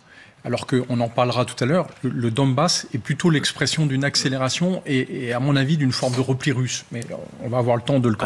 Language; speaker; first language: French; native; French